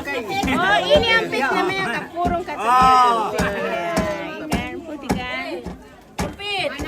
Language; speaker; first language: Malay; non-native, local second language; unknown